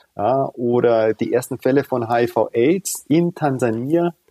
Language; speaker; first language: German; early bilingual, other home language; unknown